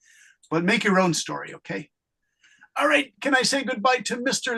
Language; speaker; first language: English; native; English